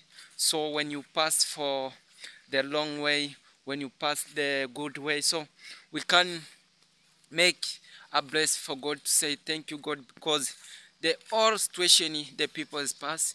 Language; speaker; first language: English; non-native, learner; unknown